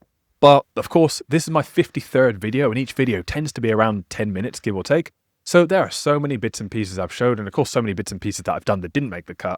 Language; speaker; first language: English; native; English